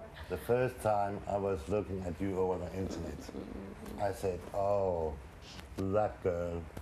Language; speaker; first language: English; non-native, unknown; Danish